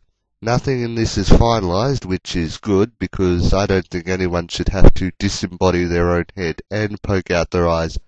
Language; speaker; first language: English; native; English